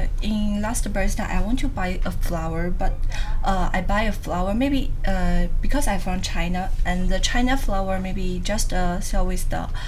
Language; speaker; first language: English; non-native, learner; Chinese